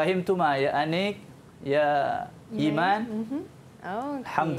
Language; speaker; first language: Arabic; non-native, fluent; Malay